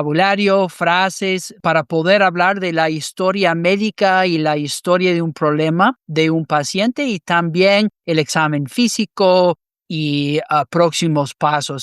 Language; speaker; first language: Spanish; non-native, fluent; English